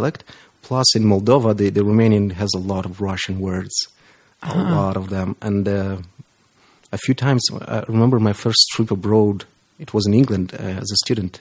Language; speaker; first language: English; non-native, fluent; Romanian